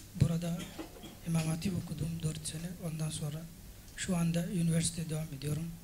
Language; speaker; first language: Turkish; non-native, fluent; Somali